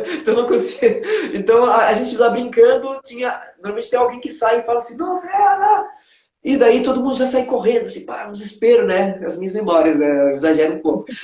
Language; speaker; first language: Portuguese; non-native, local second language; Kabuverdianu